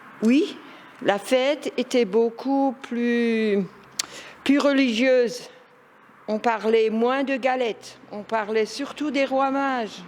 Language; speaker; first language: French; native; French